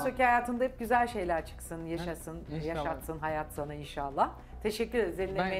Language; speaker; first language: Turkish; native; Turkish